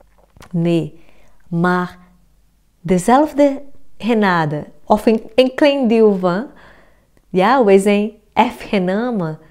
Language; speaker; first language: Dutch; non-native, fluent; Portuguese